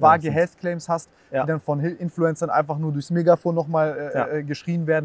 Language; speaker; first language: German; native; German